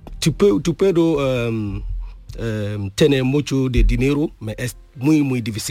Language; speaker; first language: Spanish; non-native, learner; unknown